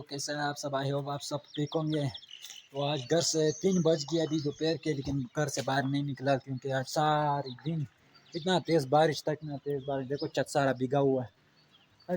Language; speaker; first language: Hindi; non-native, local second language; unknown